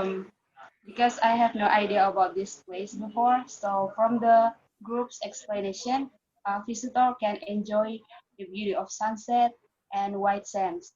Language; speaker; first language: English; non-native, fluent; Indonesian